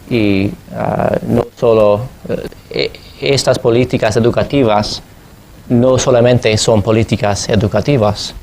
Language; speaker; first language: Spanish; non-native, fluent; English